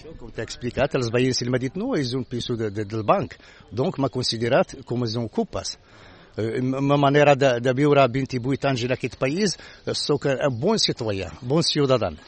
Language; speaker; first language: Catalan; non-native, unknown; Arabic